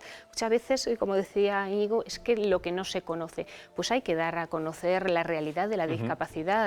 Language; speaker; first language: Spanish; native; Spanish